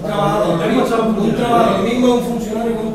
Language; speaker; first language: Spanish; native; Spanish